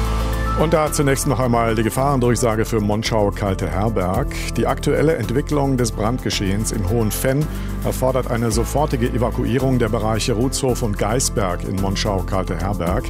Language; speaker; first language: German; native; German